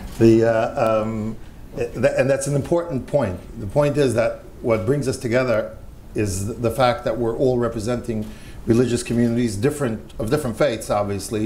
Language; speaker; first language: English; native; English